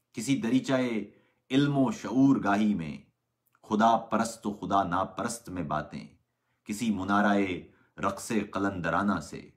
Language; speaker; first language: Urdu; native; Urdu